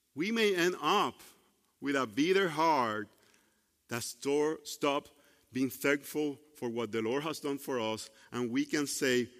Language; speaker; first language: English; non-native, fluent; Spanish